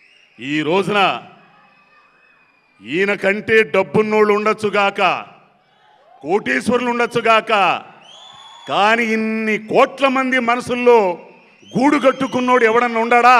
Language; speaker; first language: Telugu; native; Telugu